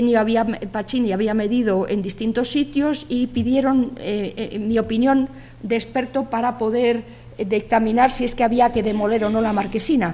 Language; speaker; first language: Spanish; native; Spanish